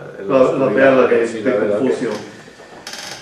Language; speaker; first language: Spanish; non-native, learner; English